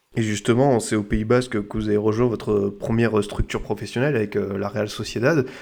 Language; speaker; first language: French; native; French